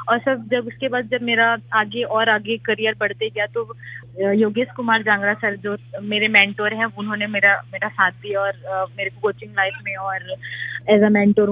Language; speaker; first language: Hindi; native; Hindi